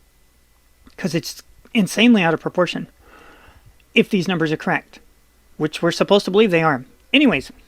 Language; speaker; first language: English; native; English